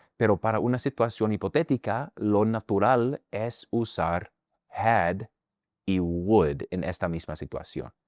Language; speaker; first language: Spanish; non-native, fluent; English